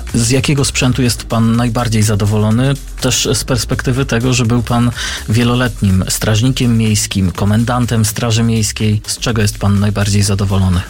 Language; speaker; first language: Polish; native; Polish